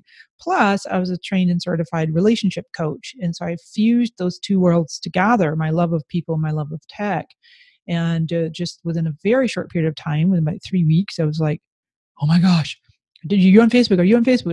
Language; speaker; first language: English; native; English